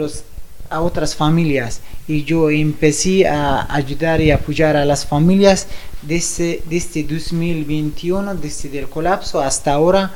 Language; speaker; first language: Spanish; non-native, fluent; Persian